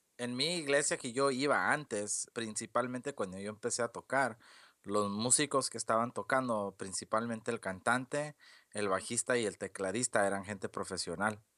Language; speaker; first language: Spanish; early bilingual, heritage; Spanish